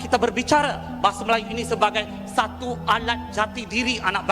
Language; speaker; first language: Malay; native; Malay